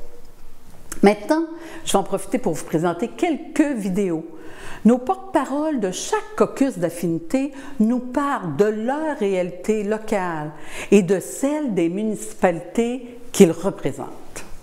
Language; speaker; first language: French; native; French